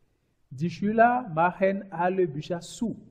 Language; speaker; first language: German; non-native, learner; French